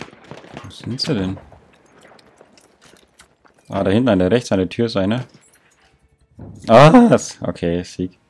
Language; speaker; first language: German; native; German